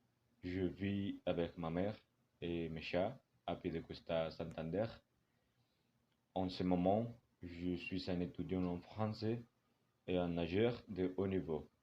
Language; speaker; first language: French; non-native, learner; Spanish